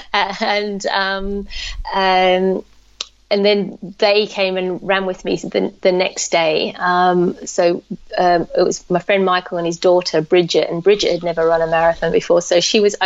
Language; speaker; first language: English; native; English